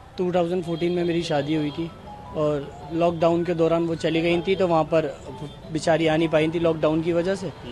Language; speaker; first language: Hindi; native; Hindi